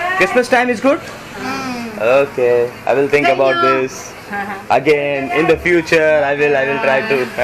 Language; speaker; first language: English; non-native, learner; Hindi